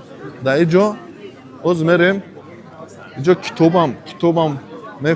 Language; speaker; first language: Persian; native; Persian